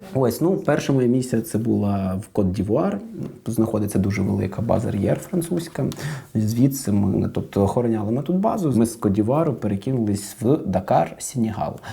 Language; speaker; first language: Ukrainian; non-native, local second language; Russian